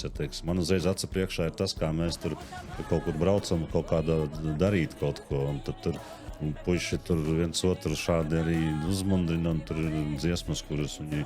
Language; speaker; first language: Latvian; native; Latvian